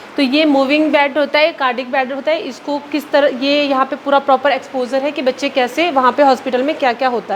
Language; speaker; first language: Hindi; non-native, local second language; Punjabi